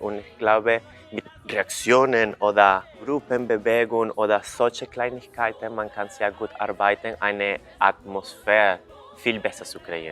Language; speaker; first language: German; non-native, fluent; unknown